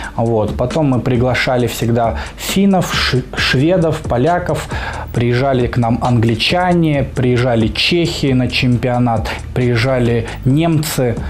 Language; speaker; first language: Russian; native; Russian